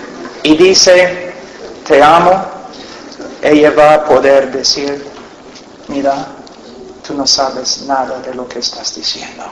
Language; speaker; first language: Spanish; non-native, fluent; English